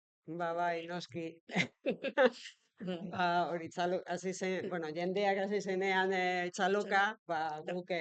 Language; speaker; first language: Basque; non-native, local second language; Spanish